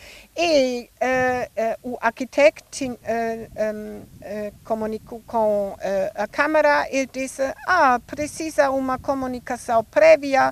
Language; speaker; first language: Portuguese; non-native, learner; German